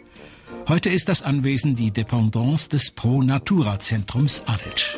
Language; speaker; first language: German; native; German